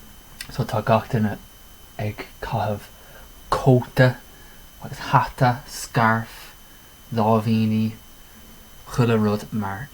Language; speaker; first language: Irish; non-native, local second language; English